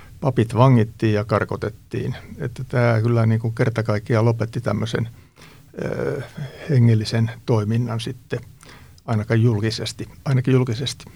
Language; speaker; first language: Finnish; native; Finnish